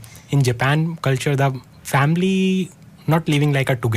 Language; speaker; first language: English; non-native, learner; Hindi